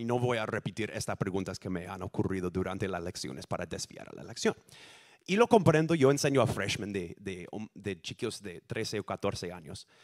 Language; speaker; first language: Spanish; non-native, fluent; English